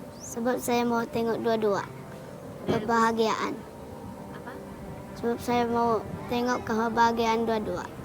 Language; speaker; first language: Indonesian; non-native, local second language; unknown